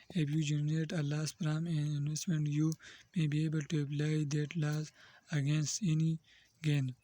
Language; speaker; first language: English; non-native, local second language; Urdu